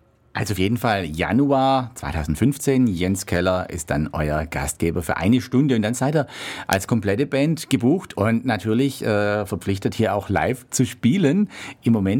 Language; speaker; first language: German; native; German